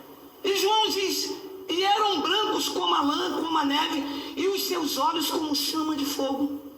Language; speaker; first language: Portuguese; native; Portuguese